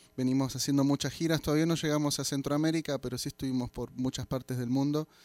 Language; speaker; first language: Spanish; native; Spanish